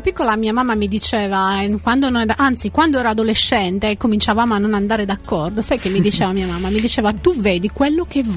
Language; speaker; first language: Italian; native; Italian